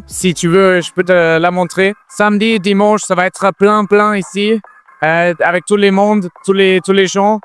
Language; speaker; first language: French; non-native, fluent; German